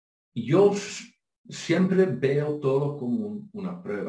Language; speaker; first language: Spanish; non-native, fluent; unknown